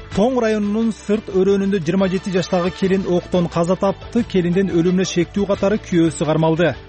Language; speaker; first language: Kyrgyz; native; Kyrgyz